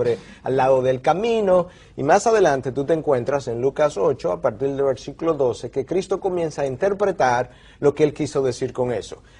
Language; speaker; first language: Spanish; native; Spanish